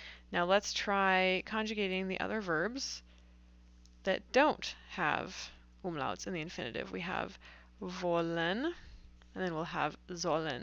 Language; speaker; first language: English; native; English